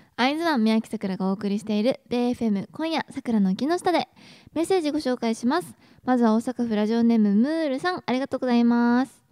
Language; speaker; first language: Japanese; native; Japanese